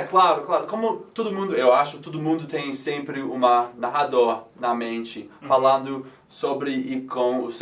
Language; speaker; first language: Portuguese; non-native, fluent; English